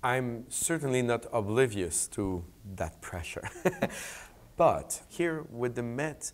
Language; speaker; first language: English; native; English